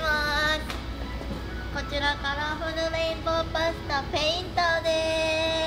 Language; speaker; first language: Japanese; native; Japanese